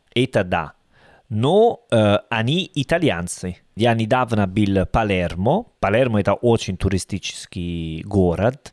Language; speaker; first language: Russian; non-native, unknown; Italian